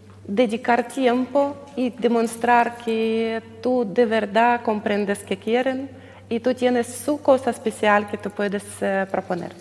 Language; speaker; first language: Spanish; non-native, learner; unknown